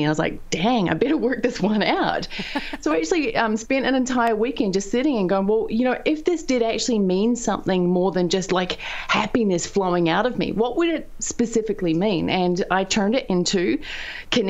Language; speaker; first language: English; native; English